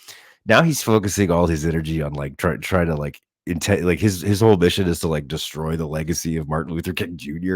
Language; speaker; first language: English; native; English